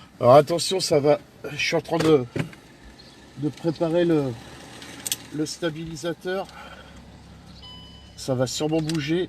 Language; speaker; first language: French; native; French